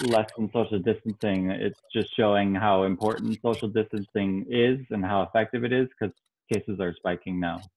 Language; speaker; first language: English; native; English